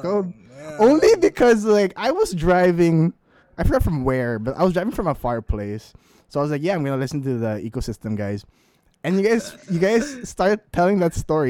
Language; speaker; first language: English; non-native, local second language; Filipino